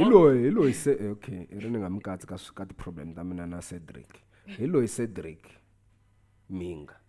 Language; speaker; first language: English; non-native, local second language; Tsonga